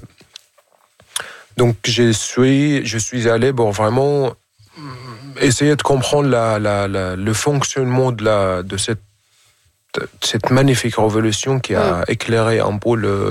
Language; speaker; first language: French; non-native, fluent; Arabic